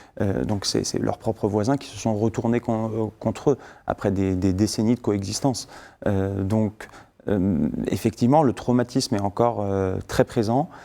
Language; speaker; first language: French; early bilingual, other home language; Syriac